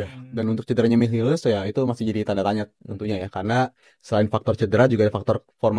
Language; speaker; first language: Indonesian; native; Indonesian